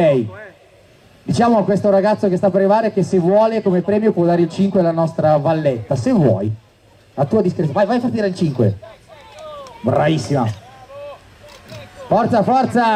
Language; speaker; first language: Italian; native; Italian